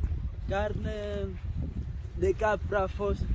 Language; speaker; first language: Romanian; non-native, learner; Swahili